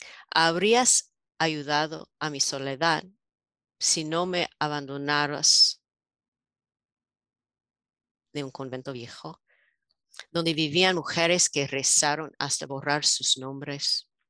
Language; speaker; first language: Spanish; non-native, fluent; English